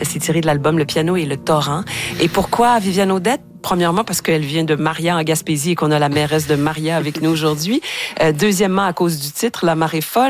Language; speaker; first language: French; native; French